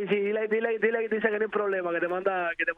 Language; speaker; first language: Spanish; native; Spanish